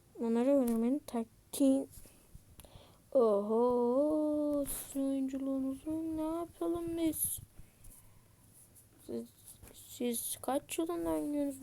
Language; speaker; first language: Turkish; native; Turkish